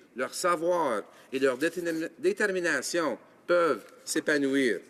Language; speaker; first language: French; native; French